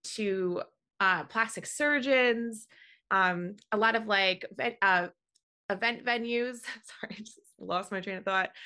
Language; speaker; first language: English; native; English